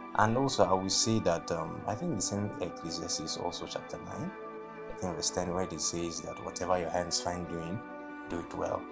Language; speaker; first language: English; non-native, local second language; Igbo